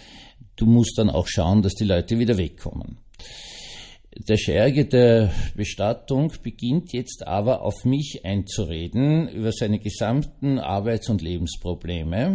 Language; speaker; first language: German; native; German